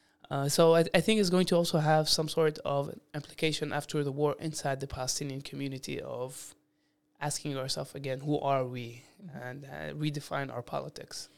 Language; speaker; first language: English; non-native, fluent; Arabic